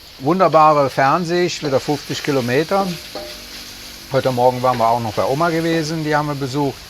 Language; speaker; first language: German; native; German